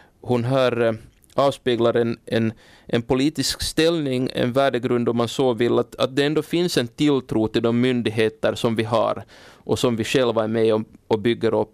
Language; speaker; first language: Swedish; native; Swedish